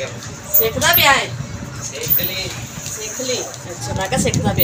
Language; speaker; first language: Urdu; non-native, local second language; Punjabi